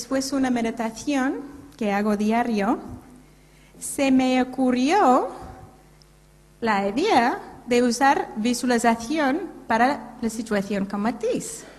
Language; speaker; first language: Spanish; non-native, fluent; English